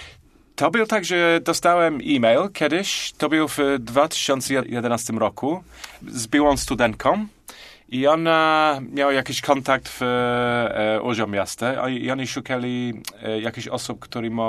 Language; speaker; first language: Polish; non-native, learner; English